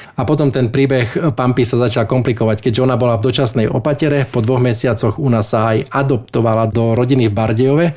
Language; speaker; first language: Slovak; native; Slovak